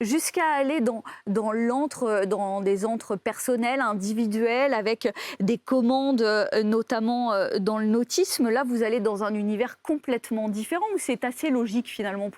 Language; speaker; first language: French; native; French